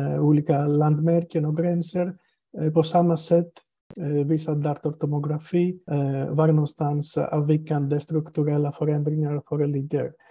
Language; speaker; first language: Swedish; non-native, fluent; Greek